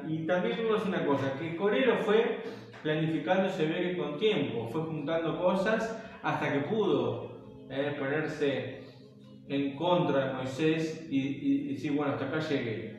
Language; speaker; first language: Spanish; native; Spanish